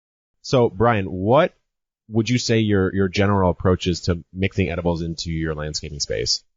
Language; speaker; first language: English; native; English